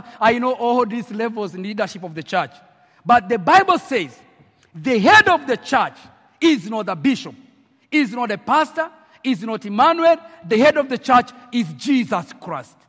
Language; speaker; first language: English; non-native, local second language; Kinyarwanda